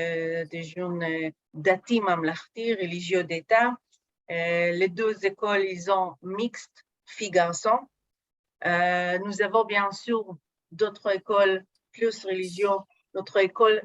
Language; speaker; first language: French; non-native, fluent; Hebrew